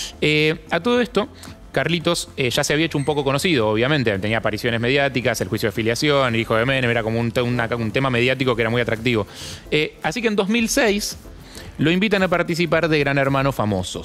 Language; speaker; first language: Spanish; native; Spanish